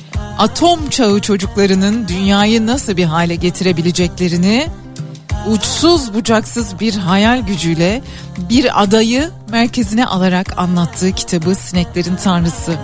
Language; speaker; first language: Turkish; native; Turkish